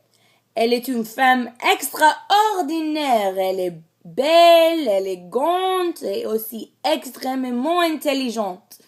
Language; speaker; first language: French; non-native, learner; English